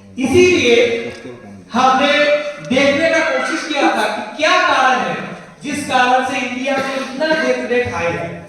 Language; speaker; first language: Hindi; non-native, local second language; Bangla